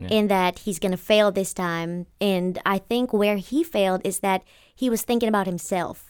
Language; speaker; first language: English; non-native, local second language; Filipino